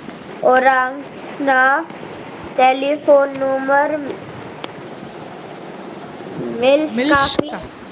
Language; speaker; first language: German; non-native, learner; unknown